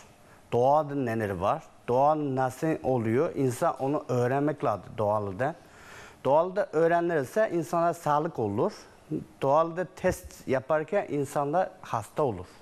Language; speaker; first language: Turkish; non-native, learner; Chinese